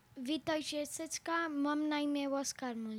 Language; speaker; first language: Polish; early bilingual, heritage; Polish